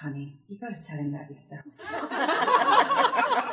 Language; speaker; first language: English; native; English